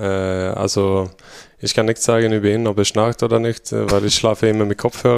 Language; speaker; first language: German; non-native, fluent; Swedish